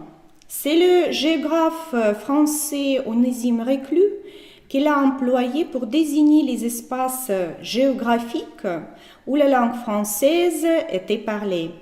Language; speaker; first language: French; non-native, fluent; Russian